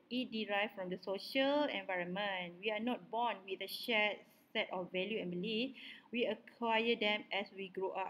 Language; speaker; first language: English; non-native, local second language; Malay